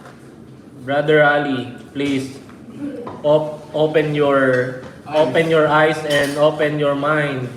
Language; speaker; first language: English; non-native, local second language; Filipino